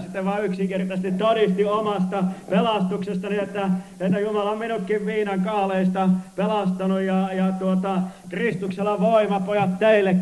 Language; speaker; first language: Finnish; native; Finnish